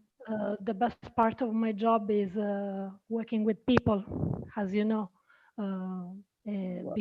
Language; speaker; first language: English; non-native, learner; Italian